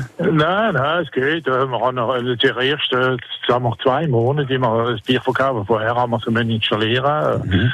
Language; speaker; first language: German; non-native, local second language; French